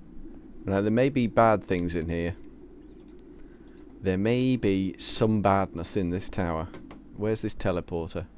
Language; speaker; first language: English; native; English